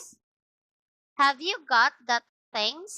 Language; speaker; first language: English; non-native, local second language; Filipino